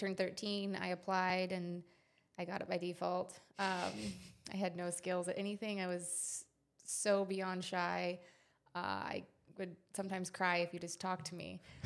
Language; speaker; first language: English; native; English